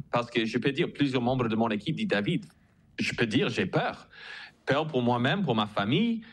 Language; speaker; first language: French; non-native, local second language; English